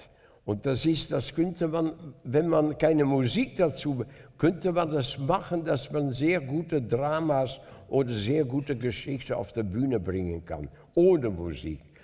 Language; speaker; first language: German; non-native, fluent; Dutch